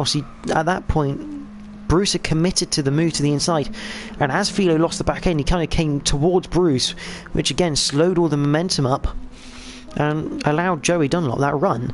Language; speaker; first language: English; native; English